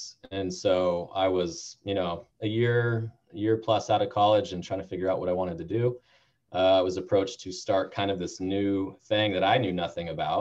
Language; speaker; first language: English; native; English